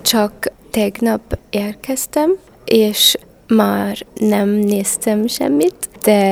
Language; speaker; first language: Hungarian; non-native, learner; German